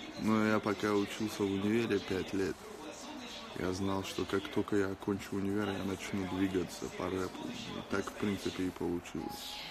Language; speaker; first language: Russian; native; Russian